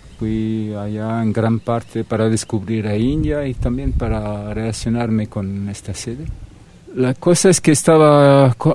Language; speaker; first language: Spanish; non-native, fluent; French